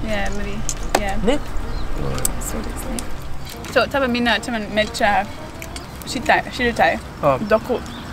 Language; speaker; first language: Japanese; non-native, learner; English